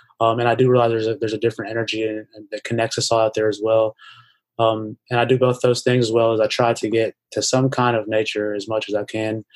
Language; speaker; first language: English; native; English